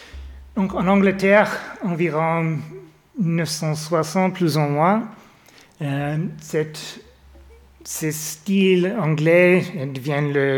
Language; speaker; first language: French; non-native, fluent; English